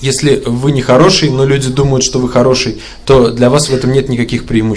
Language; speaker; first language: Russian; native; Russian